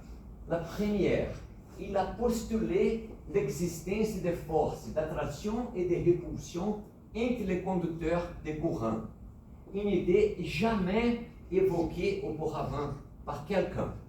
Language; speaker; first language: French; non-native, fluent; Portuguese